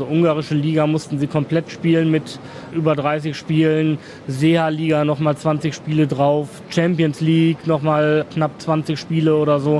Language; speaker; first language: German; native; German